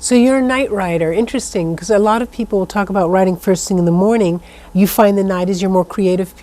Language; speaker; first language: English; native; English